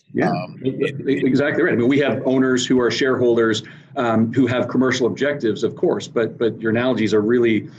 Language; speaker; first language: English; native; English